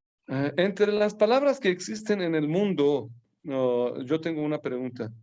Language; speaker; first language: Spanish; non-native, fluent; Persian